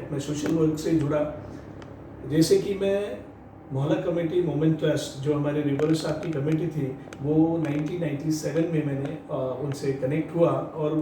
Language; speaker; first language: Hindi; non-native, local second language; Marathi